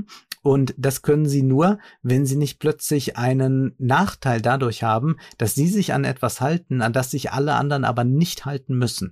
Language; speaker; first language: German; native; German